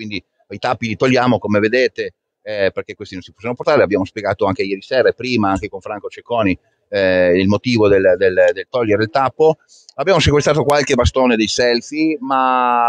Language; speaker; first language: Italian; native; Italian